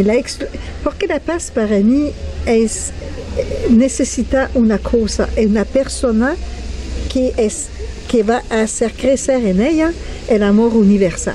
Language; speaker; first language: Spanish; non-native, fluent; French